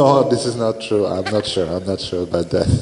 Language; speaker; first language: English; non-native, learner; French